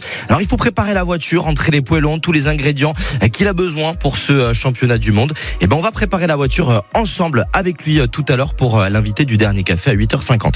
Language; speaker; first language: French; native; French